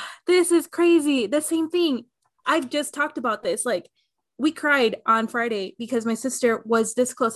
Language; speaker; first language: English; early bilingual, other home language; Spanish